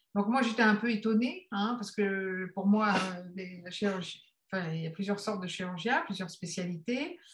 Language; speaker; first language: French; native; French